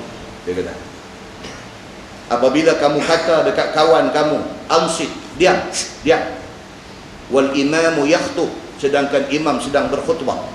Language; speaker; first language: Malay; native; Malay